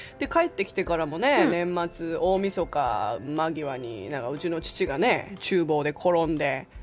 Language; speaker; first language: Japanese; non-native, fluent; Korean